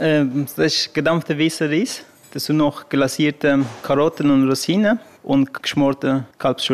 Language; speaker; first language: German; non-native, fluent; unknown